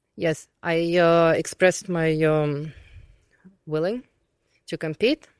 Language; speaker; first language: English; non-native, fluent; Russian